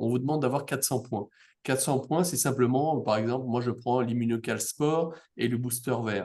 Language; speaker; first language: French; native; French